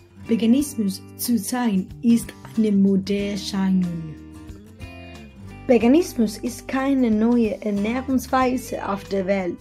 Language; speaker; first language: German; non-native, learner; Spanish